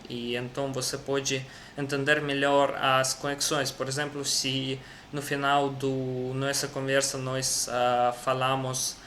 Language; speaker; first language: Portuguese; non-native, learner; Russian